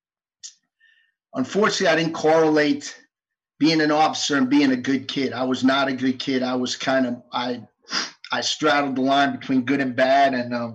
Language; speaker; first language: English; native; English